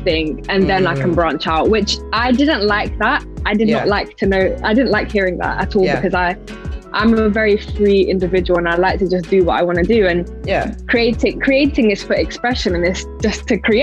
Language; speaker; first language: English; native; English